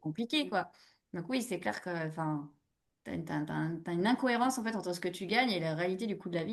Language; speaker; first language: French; native; French